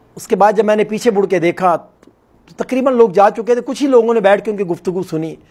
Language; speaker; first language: Urdu; non-native, local second language; Northern Hindko